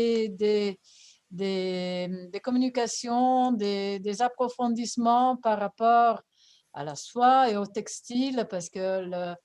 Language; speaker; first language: French; non-native, fluent; Italian